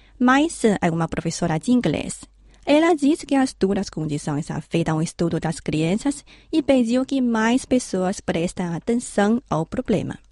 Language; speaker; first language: Portuguese; non-native, fluent; Chinese